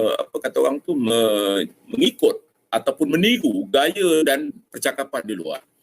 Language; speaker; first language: Malay; native; Malay